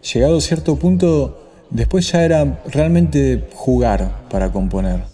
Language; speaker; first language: Spanish; native; Spanish